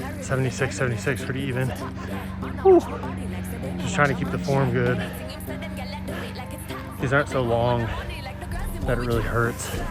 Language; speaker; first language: English; native; English